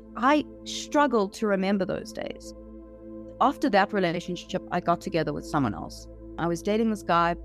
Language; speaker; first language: English; native; English